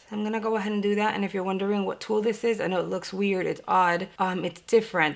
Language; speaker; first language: English; native; English